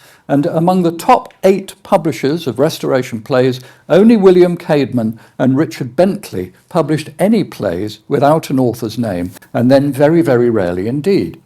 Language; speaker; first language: English; native; English